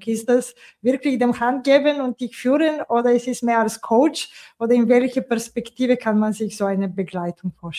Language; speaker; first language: German; non-native, fluent; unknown